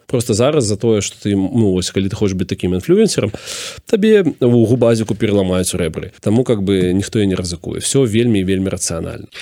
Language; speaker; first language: Belarusian; non-native, local second language; Russian